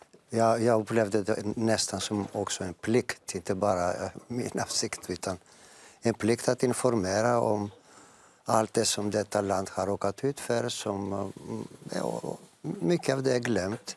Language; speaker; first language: Swedish; non-native, fluent; Greek